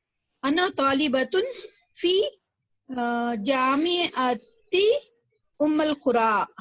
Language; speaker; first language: Arabic; non-native, learner; Urdu